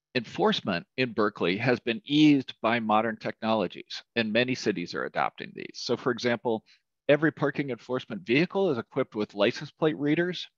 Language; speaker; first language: English; native; English